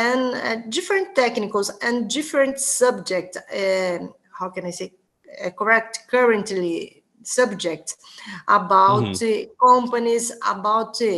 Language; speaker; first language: English; non-native, learner; Portuguese